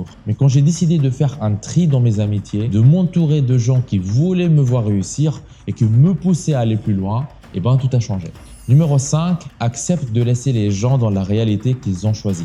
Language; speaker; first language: French; native; French